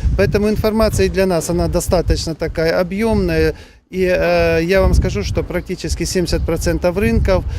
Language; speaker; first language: Russian; non-native, local second language; Ukrainian